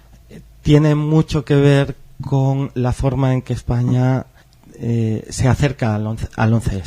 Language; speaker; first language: Spanish; native; Spanish